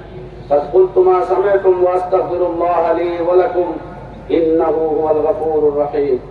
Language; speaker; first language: Arabic; non-native, fluent; Bangla